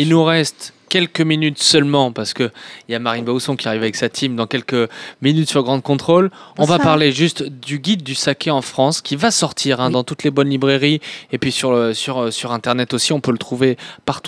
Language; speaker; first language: French; native; French